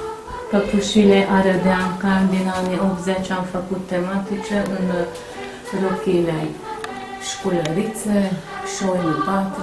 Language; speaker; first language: Romanian; non-native, local second language; Hungarian